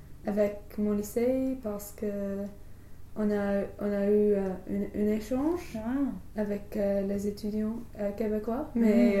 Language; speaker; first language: French; non-native, learner; English